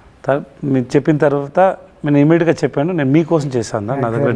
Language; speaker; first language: Telugu; non-native, local second language; Tamil